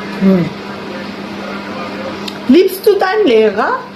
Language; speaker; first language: German; early bilingual, other home language; Turkish